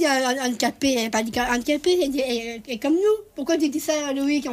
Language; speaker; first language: French; native; French